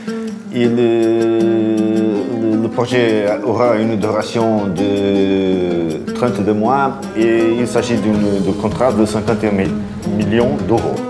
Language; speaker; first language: French; non-native, fluent; Portuguese